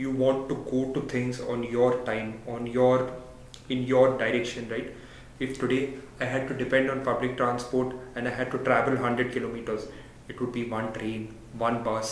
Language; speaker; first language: English; non-native, local second language; Tamil